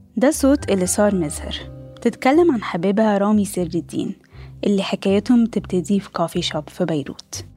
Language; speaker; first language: Arabic; native; Arabic